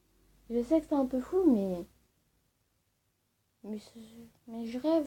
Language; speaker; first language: French; early bilingual, other home language; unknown